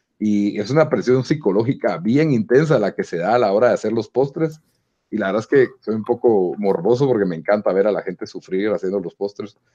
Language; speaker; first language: Spanish; native; Spanish